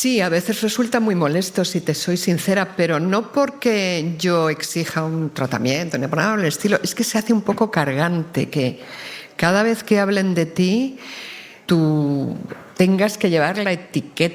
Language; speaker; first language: Spanish; native; Spanish